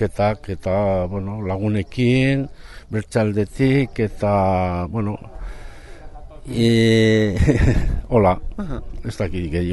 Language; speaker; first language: Basque; non-native, learner; Spanish